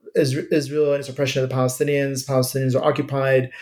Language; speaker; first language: English; early bilingual, other home language; Persian